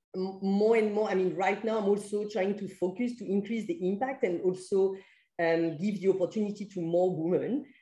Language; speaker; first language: English; non-native, fluent; French